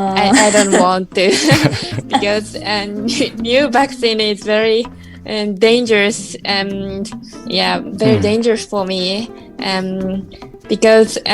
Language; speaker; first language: English; non-native, learner; Japanese